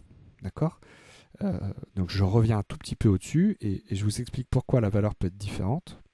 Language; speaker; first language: French; native; French